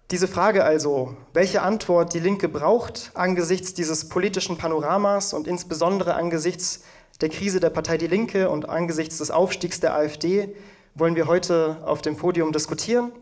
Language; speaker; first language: German; native; German